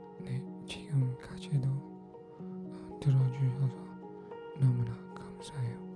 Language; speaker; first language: Korean; non-native, learner; Filipino